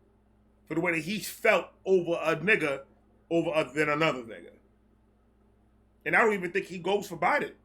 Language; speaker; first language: English; native; English